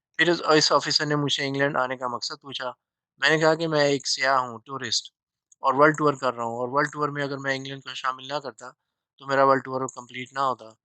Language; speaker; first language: Urdu; native; Urdu